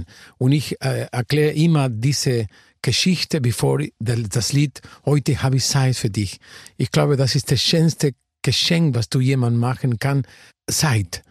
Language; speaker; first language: German; non-native, fluent; Spanish